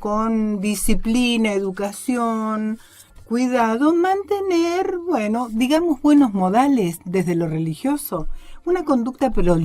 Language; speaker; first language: Spanish; native; Spanish